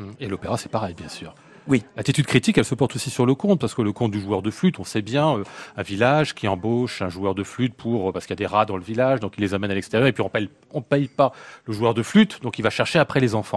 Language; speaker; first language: French; native; French